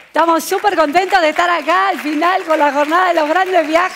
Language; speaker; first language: Spanish; native; Spanish